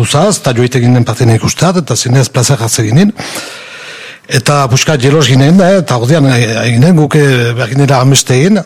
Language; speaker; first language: Basque; native; Basque